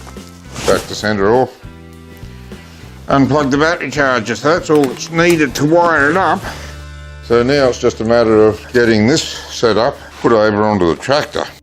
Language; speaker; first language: English; native; English